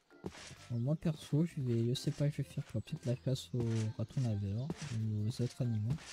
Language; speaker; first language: French; native; French